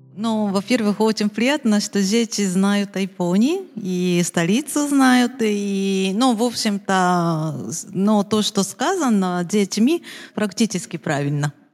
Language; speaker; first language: Russian; non-native, fluent; Japanese